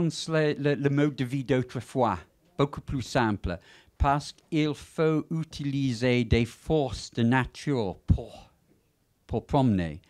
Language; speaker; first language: French; non-native, fluent; English